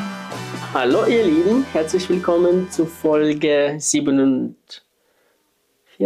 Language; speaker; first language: German; non-native, fluent; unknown